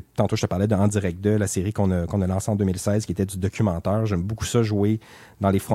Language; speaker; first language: French; native; French